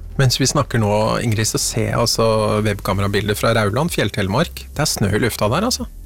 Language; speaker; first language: Norwegian; native; Norwegian